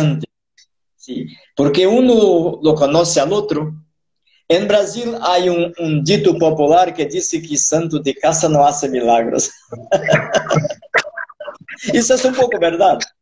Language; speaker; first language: Spanish; non-native, fluent; Portuguese